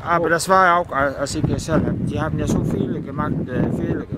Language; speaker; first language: German; non-native, learner; Danish